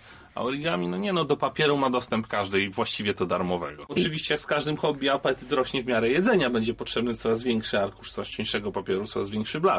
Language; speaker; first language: Polish; native; Polish